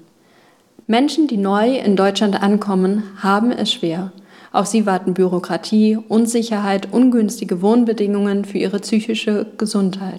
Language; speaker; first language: German; native; German